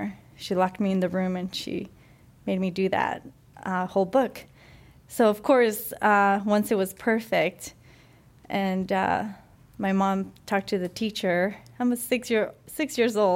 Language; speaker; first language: English; early bilingual, other home language; Spanish